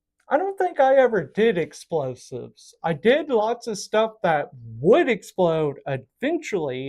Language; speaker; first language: English; native; English